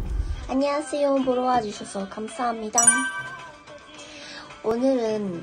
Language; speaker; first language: Korean; non-native, learner; Japanese